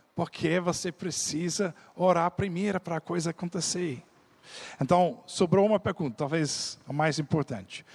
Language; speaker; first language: Portuguese; non-native, fluent; Dutch